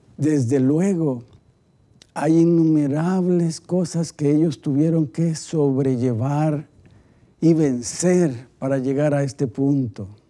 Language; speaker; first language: Spanish; native; Spanish